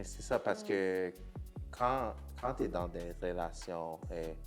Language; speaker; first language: French; non-native, local second language; English